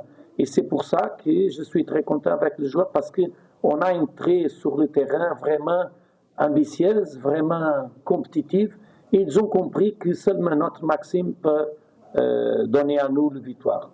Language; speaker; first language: French; non-native, fluent; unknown